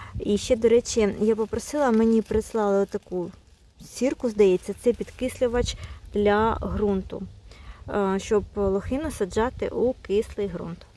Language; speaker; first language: Ukrainian; non-native, local second language; Russian